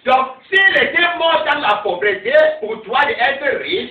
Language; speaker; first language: French; non-native, local second language; English